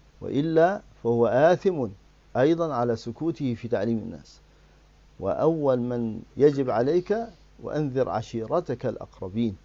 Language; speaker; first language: Arabic; native; Arabic